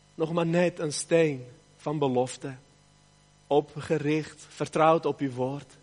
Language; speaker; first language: Dutch; early bilingual, other home language; Armenian